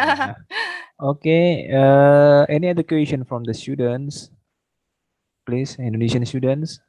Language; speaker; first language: English; non-native, fluent; Indonesian